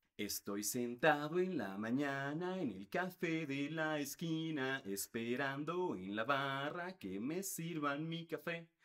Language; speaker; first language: Spanish; native; Spanish